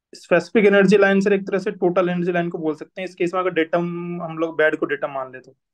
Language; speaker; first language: Hindi; native; Hindi